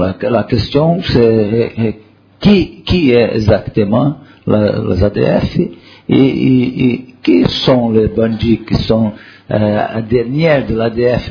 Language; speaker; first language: French; non-native, learner; Portuguese